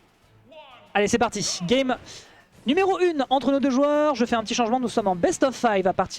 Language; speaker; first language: French; native; French